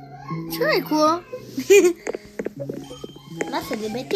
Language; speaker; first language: French; early bilingual, other home language; Portuguese